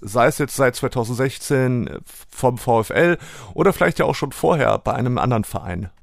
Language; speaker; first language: German; native; German